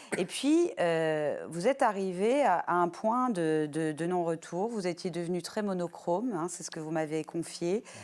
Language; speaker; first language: French; native; French